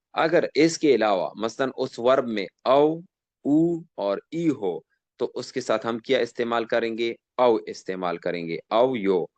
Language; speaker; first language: Urdu; non-native, local second language; Pashto